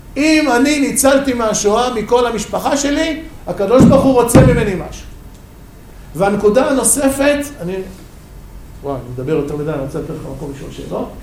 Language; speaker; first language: Hebrew; non-native, fluent; English